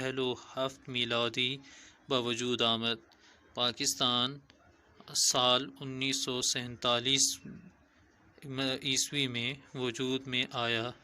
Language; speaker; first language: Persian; non-native, fluent; Urdu